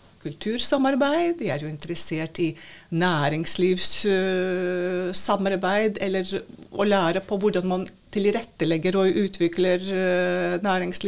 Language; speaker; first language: Norwegian; non-native, fluent; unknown